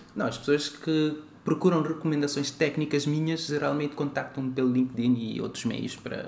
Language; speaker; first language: Portuguese; non-native, local second language; Kabuverdianu